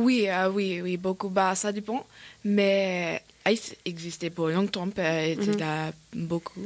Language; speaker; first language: French; non-native, learner; English